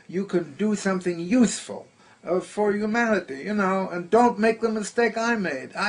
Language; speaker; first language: English; early bilingual, other home language; German